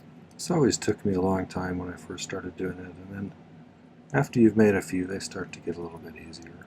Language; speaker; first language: English; native; English